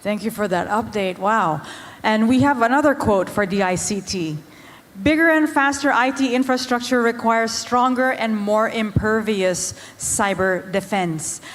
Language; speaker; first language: English; non-native, local second language; Filipino